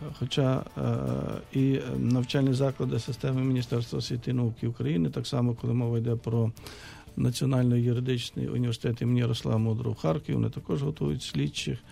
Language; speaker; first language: Ukrainian; native; Ukrainian